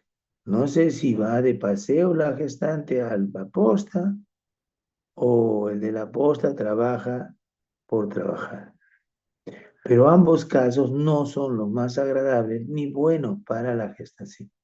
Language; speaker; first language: Spanish; native; Spanish